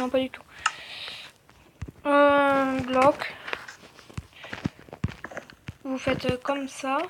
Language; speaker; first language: French; native; French